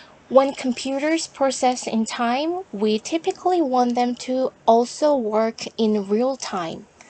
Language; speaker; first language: English; non-native, fluent; Korean